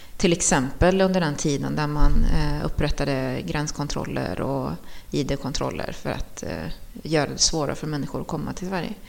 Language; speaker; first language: Swedish; early bilingual, other home language; Spanish